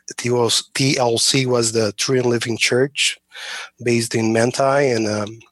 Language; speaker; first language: English; non-native, fluent; Portuguese